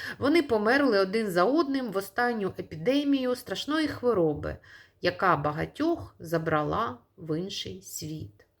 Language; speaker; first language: Ukrainian; non-native, local second language; Russian